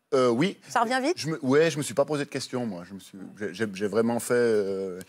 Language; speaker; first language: French; native; French